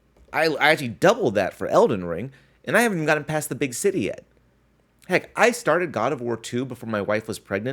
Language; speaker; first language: English; native; English